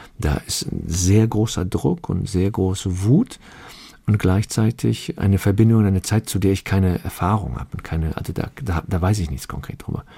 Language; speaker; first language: German; early bilingual, other home language; Turkish